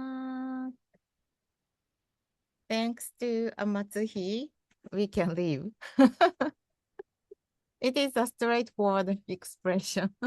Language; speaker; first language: English; non-native, fluent; Japanese